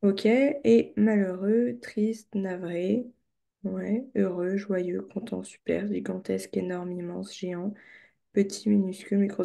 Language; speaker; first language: French; native; French